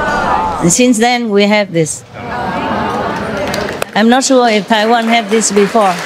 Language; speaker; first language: English; non-native, fluent; Vietnamese